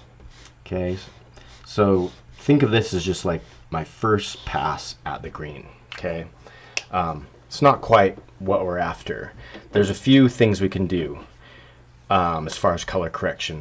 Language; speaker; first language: English; native; English